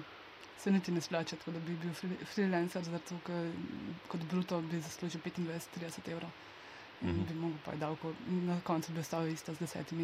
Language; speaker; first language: German; non-native, learner; Slovenian